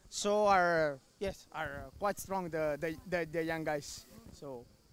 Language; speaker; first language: English; non-native, learner; Italian